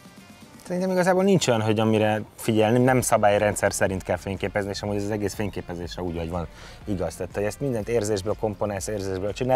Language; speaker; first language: Hungarian; native; Hungarian